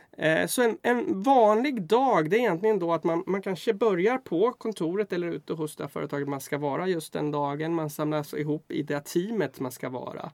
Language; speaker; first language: Swedish; native; Swedish